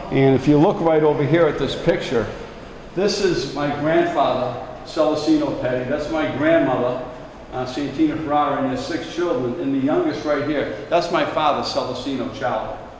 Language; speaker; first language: English; native; English